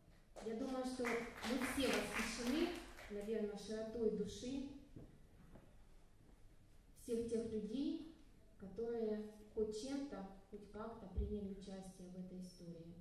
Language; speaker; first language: Russian; native; Russian